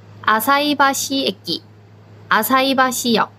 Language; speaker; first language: Japanese; non-native, fluent; Korean